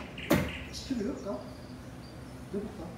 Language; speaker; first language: Korean; native; Korean